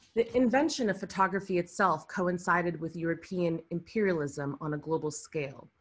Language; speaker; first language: English; early bilingual, other home language; Arabic